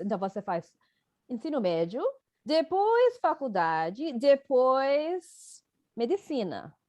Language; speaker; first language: Portuguese; non-native, fluent; English